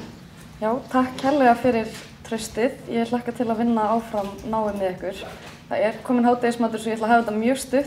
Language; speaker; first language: Icelandic; native; Icelandic